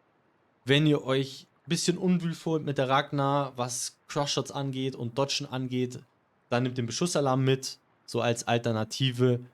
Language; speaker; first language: German; native; German